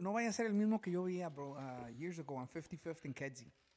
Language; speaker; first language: Spanish; early bilingual, heritage; Spanish